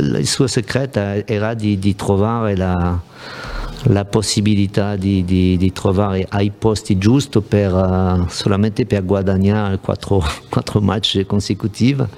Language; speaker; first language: Italian; non-native, fluent; French